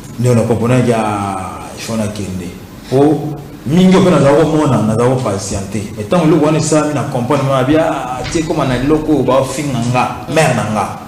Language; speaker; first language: Lingala; native; Lingala